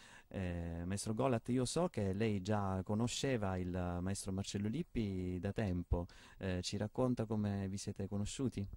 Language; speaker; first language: Italian; native; Italian